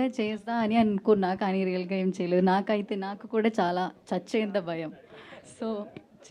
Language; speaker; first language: Telugu; non-native, learner; Malayalam